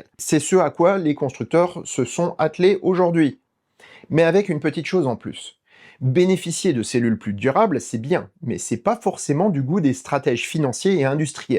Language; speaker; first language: French; native; French